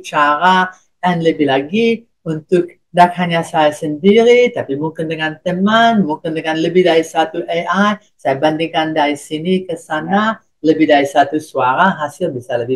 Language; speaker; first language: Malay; non-native, fluent; English